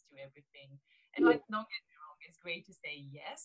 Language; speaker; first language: English; non-native, fluent; Romanian